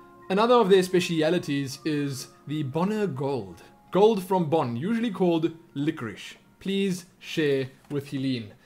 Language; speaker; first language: English; native; English